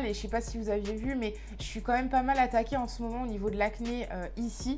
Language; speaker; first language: French; native; French